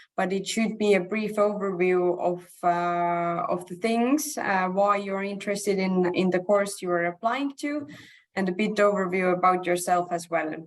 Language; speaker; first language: English; non-native, fluent; Estonian